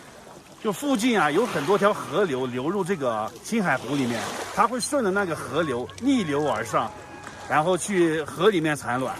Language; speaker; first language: Chinese; native; Chinese